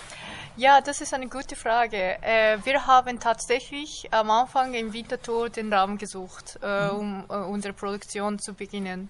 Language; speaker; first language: German; non-native, fluent; Japanese